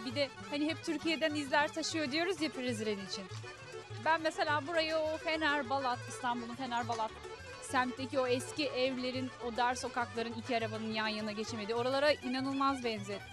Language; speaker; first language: Turkish; native; Turkish